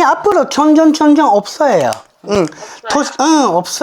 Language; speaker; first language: Korean; non-native, learner; Japanese